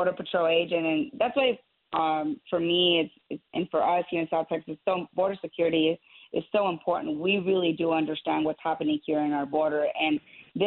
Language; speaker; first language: English; native; English